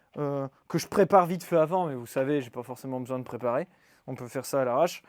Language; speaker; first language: French; native; French